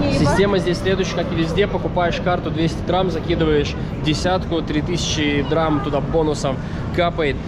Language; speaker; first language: Russian; native; Russian